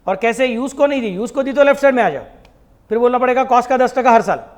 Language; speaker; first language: Hindi; non-native, local second language; Marathi